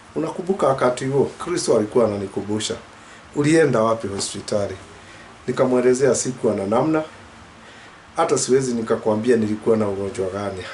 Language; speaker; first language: Swahili; non-native, local second language; Kikuyu